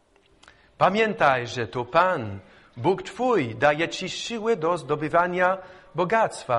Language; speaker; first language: Polish; non-native, fluent; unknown